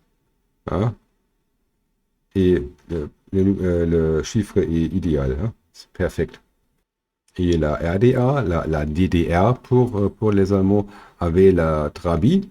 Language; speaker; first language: French; non-native, fluent; German